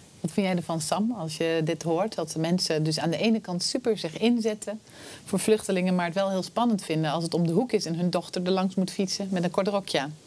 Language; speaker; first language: Dutch; native; Dutch